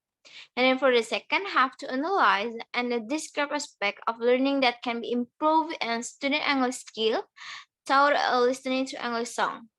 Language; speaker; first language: English; non-native, learner; Indonesian